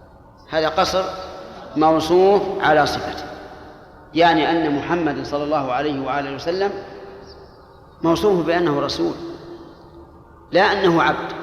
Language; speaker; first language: Arabic; native; Arabic